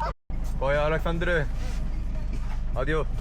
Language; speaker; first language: Spanish; non-native, learner; Korean